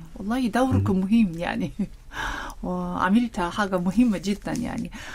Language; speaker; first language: Arabic; non-native, fluent; Korean